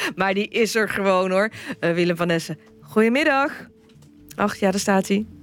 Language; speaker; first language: Dutch; native; Dutch